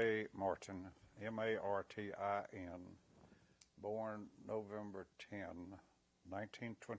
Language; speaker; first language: English; native; English